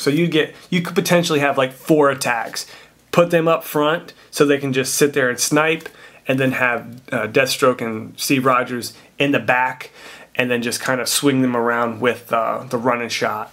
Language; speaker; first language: English; native; English